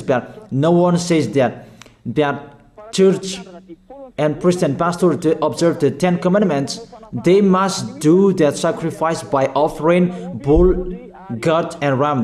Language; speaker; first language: English; non-native, fluent; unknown